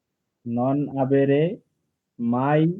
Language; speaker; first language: Italian; non-native, learner; Bangla